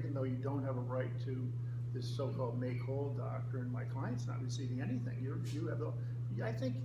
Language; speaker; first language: English; native; English